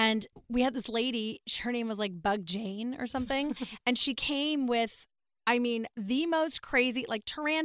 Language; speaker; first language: English; native; English